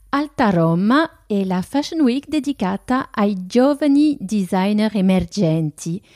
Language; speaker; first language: Italian; non-native, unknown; French